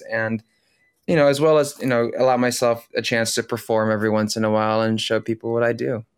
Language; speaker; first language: English; early bilingual, other home language; Filipino